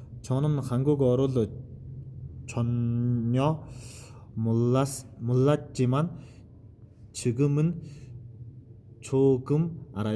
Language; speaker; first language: Korean; non-native, fluent; Mongolian